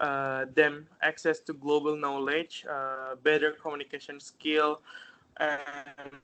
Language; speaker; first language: English; non-native, fluent; Indonesian